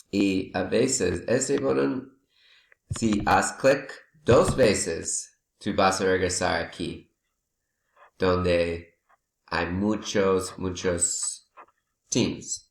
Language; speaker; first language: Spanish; non-native, learner; English